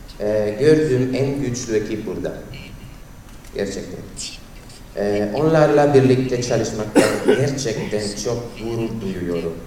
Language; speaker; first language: Turkish; non-native, fluent; Italian